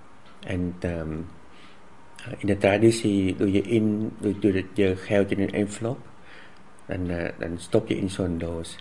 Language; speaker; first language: Dutch; non-native, fluent; Vietnamese